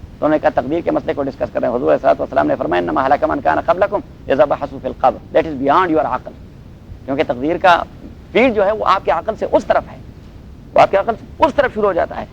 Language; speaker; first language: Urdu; non-native, local second language; Pashto